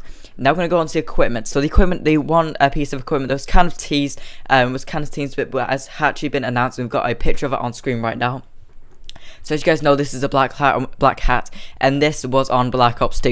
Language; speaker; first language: English; native; English